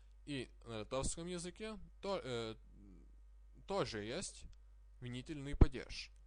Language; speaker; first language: Russian; non-native, fluent; Lithuanian